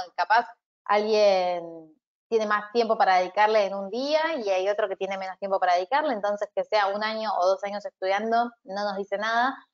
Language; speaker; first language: Spanish; native; Spanish